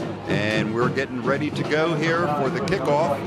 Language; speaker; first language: English; native; English